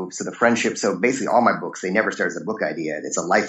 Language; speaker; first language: English; native; English